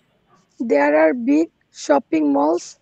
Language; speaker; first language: English; non-native, learner; Bangla